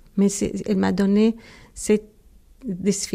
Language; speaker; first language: French; non-native, learner; Arabic